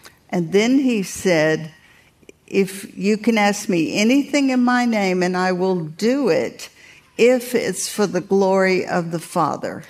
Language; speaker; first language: English; native; English